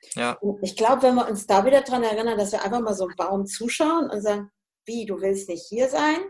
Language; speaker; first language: German; native; German